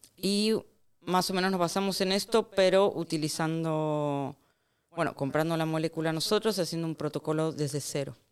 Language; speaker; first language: Spanish; native; Spanish